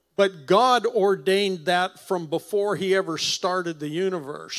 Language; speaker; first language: English; native; English